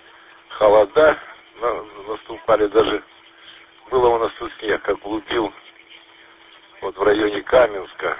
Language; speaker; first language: Russian; native; Russian